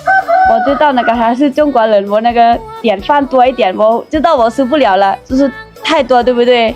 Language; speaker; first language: Chinese; non-native, learner; Lao